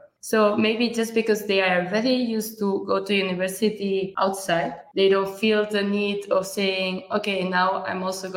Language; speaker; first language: English; non-native, fluent; Catalan